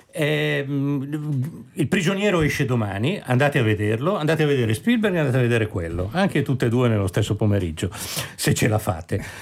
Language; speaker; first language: Italian; native; Italian